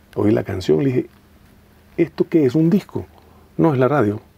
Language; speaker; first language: Spanish; native; Spanish